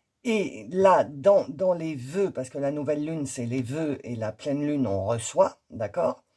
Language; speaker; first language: French; native; French